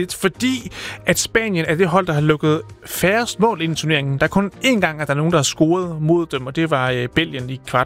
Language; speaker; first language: Danish; native; Danish